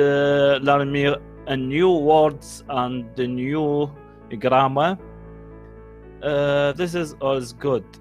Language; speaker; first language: English; non-native, learner; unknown